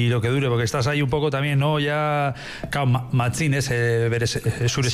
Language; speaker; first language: Spanish; native; Spanish